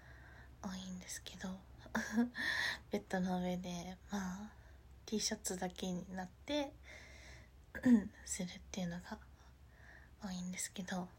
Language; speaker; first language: Japanese; native; Japanese